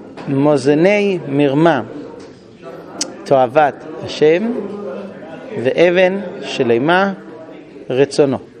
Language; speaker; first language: Hebrew; non-native, fluent; English